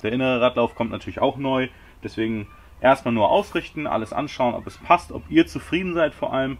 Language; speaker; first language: German; native; German